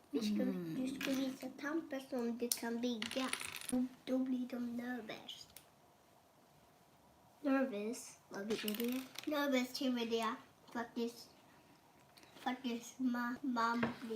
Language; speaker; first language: Swedish; early bilingual, other home language; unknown